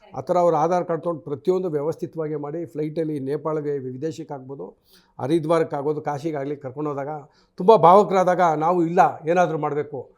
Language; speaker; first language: Kannada; non-native, local second language; Telugu